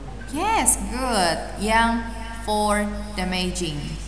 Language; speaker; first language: English; non-native, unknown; Indonesian